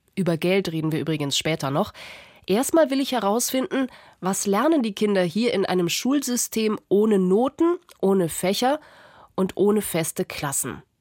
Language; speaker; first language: German; native; German